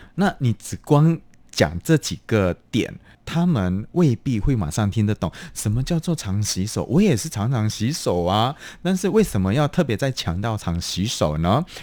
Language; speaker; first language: Chinese; non-native, fluent; Indonesian